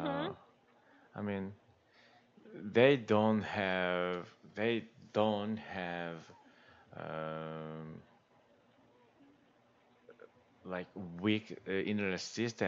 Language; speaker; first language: English; non-native, learner; Korean